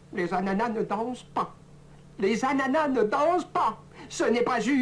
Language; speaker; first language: French; non-native, learner; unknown